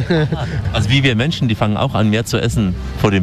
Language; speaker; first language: German; native; German